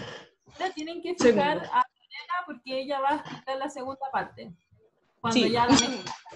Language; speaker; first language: Spanish; native; Spanish